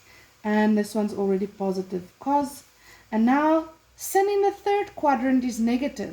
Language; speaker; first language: English; non-native, local second language; Afrikaans